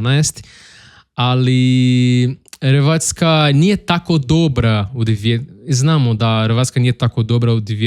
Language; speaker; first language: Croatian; non-native, learner; Portuguese